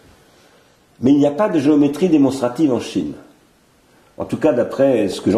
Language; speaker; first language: French; native; French